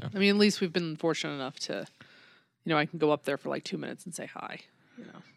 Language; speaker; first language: English; native; English